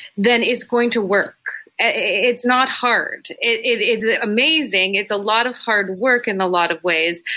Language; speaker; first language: English; native; English